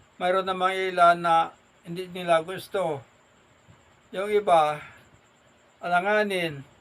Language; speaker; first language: Filipino; non-native, local second language; Hiligaynon